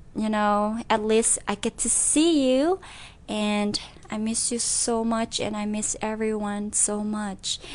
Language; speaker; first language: Lao; non-native, local second language; Hmong